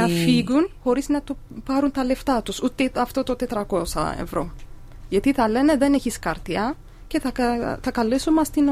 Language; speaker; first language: Greek; non-native, learner; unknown